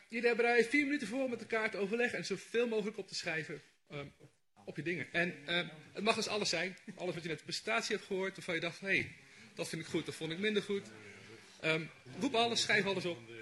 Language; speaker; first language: Dutch; native; Dutch